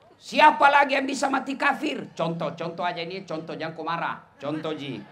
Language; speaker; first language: Indonesian; non-native, local second language; Buginese